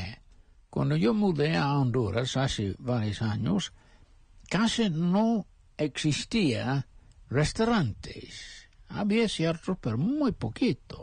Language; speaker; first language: Spanish; non-native, fluent; English